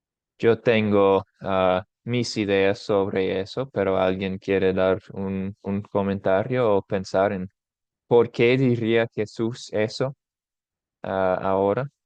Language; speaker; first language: Spanish; non-native, fluent; English